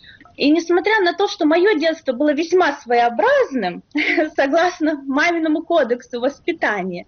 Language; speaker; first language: Russian; native; Russian